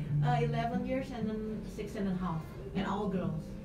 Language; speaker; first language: English; non-native, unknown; Indonesian